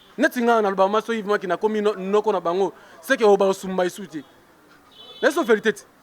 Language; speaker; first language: Lingala; native; Lingala